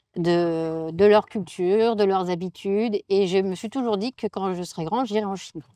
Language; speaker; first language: French; native; French